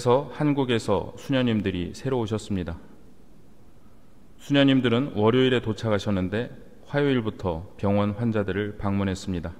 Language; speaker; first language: Korean; native; Korean